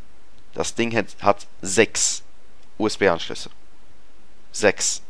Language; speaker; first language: German; native; German